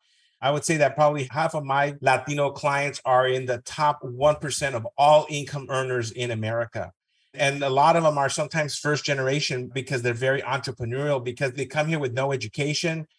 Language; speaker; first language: English; early bilingual, other home language; Spanish